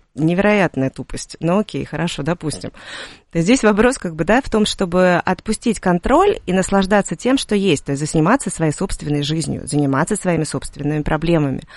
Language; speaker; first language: Russian; native; Russian